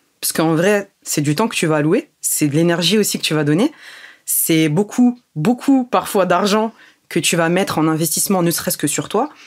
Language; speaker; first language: French; early bilingual, other home language; Arabic